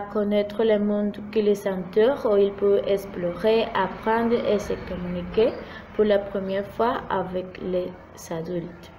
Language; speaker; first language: French; non-native, fluent; Spanish